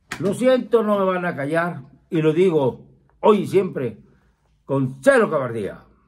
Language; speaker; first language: Spanish; native; Spanish